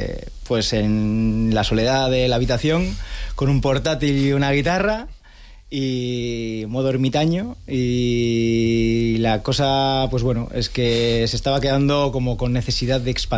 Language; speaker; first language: Spanish; native; Spanish